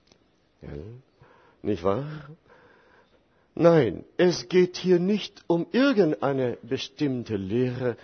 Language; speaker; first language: German; non-native, fluent; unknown